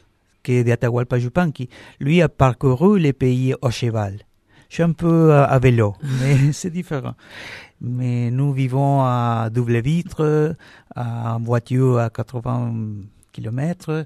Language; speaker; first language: French; non-native, learner; Spanish